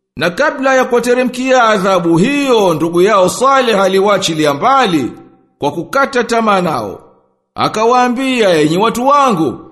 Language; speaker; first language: Swahili; native; Swahili